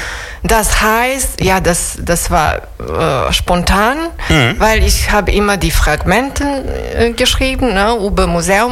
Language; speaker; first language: German; non-native, fluent; Serbian